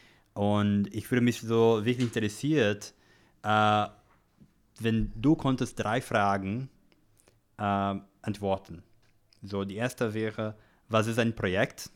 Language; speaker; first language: German; non-native, learner; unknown